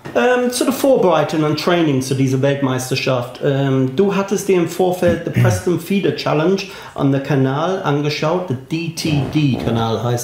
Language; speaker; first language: German; non-native, fluent; English